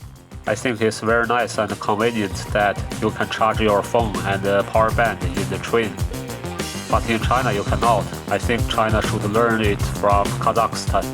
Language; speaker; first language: English; non-native, fluent; Chinese